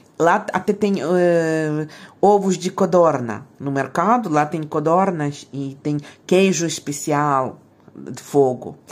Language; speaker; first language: Portuguese; non-native, fluent; Ukrainian